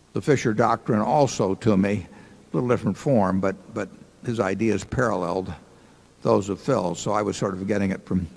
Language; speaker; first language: English; native; English